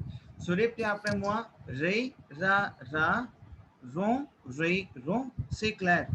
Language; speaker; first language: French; non-native, fluent; Hindi